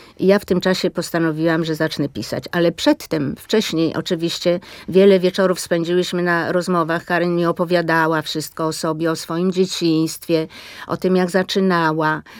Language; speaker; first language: Polish; native; Polish